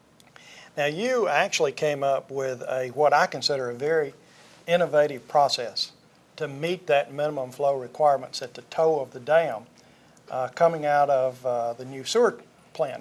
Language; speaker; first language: English; native; English